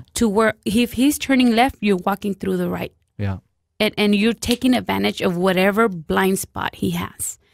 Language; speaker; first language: English; non-native, fluent; Spanish